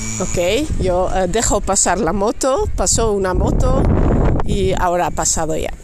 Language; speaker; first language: Spanish; non-native, fluent; Dutch